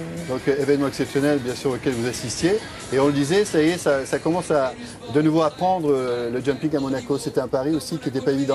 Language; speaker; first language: French; native; French